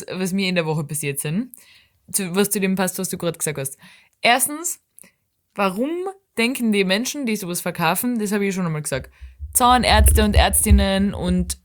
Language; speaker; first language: German; native; German